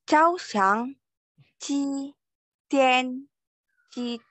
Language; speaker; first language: Chinese; non-native, learner; Malay